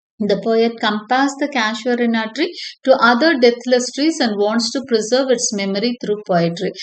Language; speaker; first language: English; non-native, local second language; Tamil